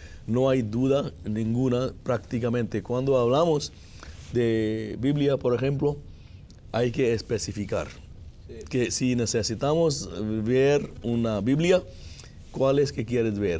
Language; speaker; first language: Spanish; non-native, fluent; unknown